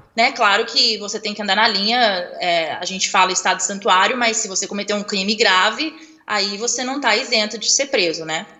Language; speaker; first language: Portuguese; native; Portuguese